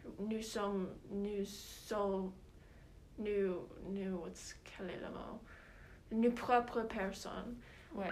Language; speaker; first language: French; non-native, learner; English